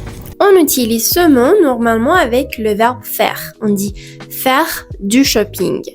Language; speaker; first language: French; non-native, fluent; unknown